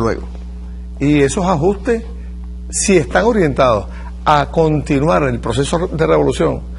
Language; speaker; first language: Spanish; native; Spanish